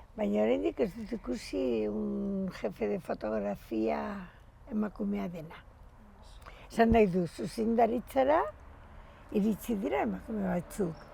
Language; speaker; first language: Basque; non-native, local second language; Spanish